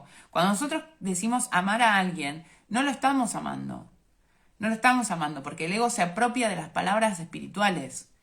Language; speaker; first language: Spanish; native; Spanish